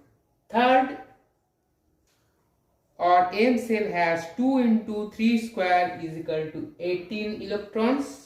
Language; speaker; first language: English; non-native, local second language; Hindi